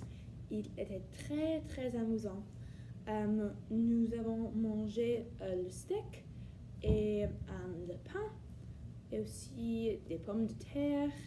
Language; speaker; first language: French; non-native, learner; English